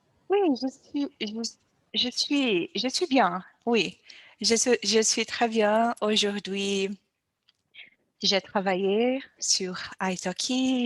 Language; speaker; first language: French; non-native, learner; Portuguese